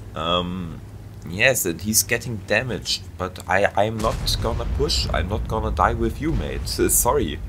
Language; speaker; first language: English; non-native, fluent; German